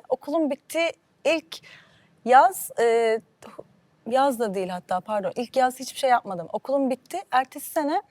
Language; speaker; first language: Turkish; early bilingual, heritage; Turkish